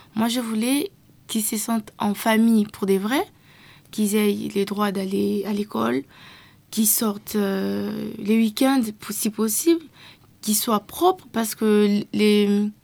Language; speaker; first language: French; non-native, local second language; Lingala